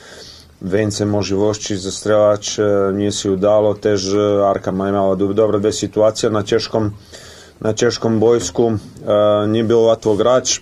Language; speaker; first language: Polish; non-native, learner; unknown